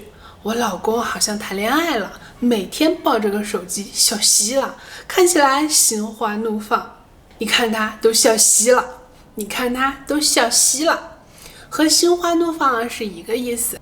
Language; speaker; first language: Chinese; native; Chinese